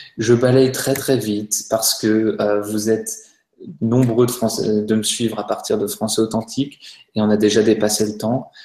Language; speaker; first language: French; native; French